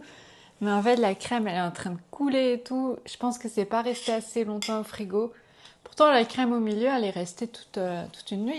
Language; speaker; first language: French; native; French